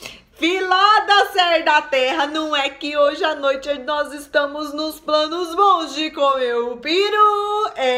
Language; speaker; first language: Portuguese; native; Portuguese